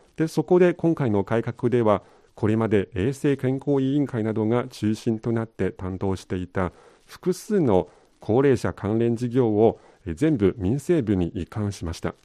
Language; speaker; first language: Japanese; non-native, fluent; Chinese